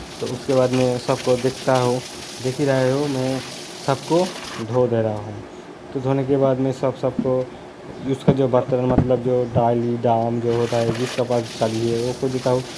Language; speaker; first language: Hindi; non-native, local second language; Bangla